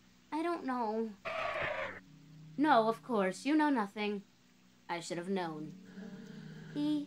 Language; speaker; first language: English; native; English